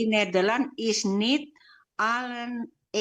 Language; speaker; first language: Dutch; non-native, learner; Indonesian